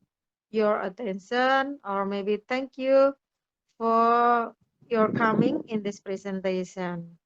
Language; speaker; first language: English; non-native, learner; Indonesian